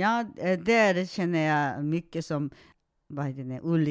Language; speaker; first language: Swedish; non-native, fluent; Korean